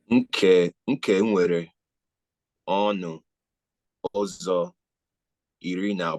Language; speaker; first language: Igbo; early bilingual, heritage; English